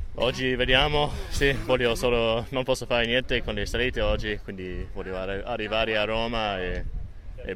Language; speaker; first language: Italian; non-native, learner; English